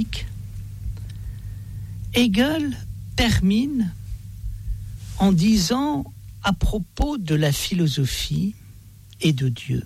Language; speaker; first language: French; native; French